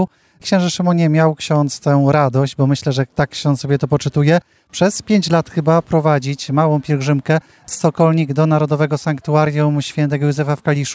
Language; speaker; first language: Polish; native; Polish